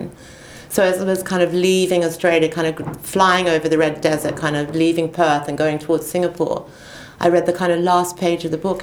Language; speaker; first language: English; native; English